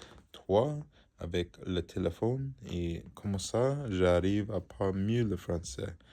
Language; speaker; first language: French; non-native, learner; English